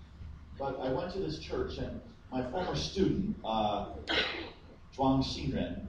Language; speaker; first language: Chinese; non-native, fluent; English